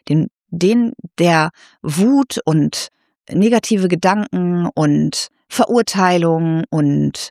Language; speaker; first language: German; native; German